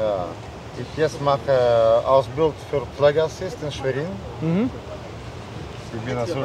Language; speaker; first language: German; non-native, learner; Russian